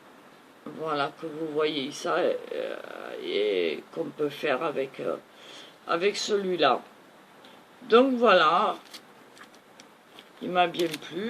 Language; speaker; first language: French; native; French